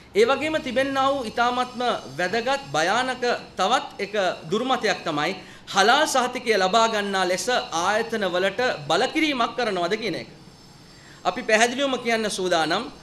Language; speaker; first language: Sinhala; non-native, local second language; Tamil